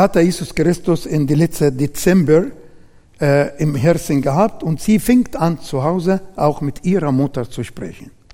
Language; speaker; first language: German; non-native, learner; Arabic